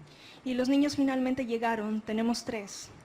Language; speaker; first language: Spanish; native; Spanish